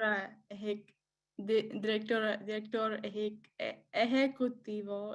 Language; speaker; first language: Spanish; non-native, learner; English